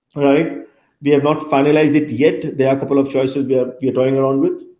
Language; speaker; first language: English; non-native, local second language; Bangla